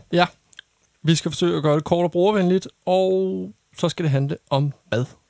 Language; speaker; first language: Danish; native; Danish